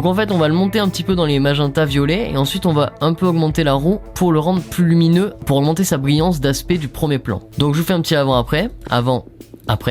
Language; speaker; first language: French; native; French